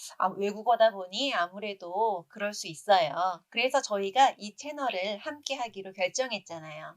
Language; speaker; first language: Korean; native; Korean